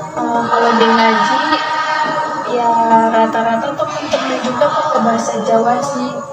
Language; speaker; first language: Indonesian; non-native, local second language; Sundanese